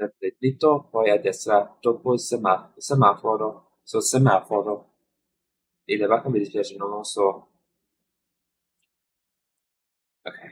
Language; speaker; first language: Italian; non-native, learner; English